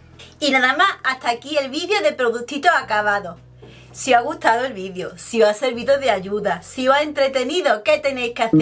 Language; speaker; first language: Spanish; native; Spanish